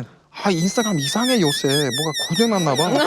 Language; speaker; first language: Korean; non-native, fluent; English